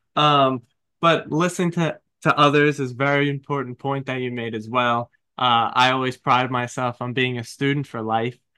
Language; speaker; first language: English; native; English